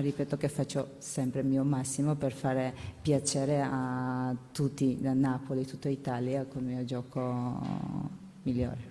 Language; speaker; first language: Italian; non-native, learner; Georgian